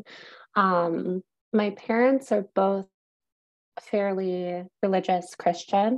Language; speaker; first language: English; native; English